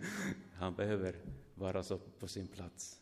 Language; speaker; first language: Swedish; non-native, fluent; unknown